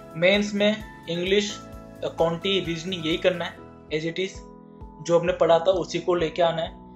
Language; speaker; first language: Hindi; native; Hindi